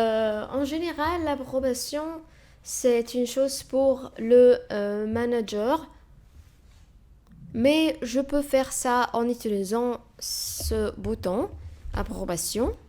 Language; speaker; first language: French; non-native, fluent; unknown